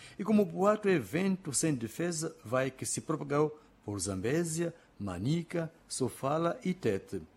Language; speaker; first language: Portuguese; non-native, local second language; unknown